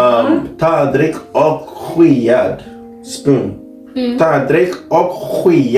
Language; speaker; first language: Swedish; non-native, learner; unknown